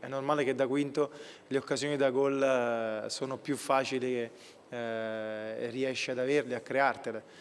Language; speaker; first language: Italian; native; Italian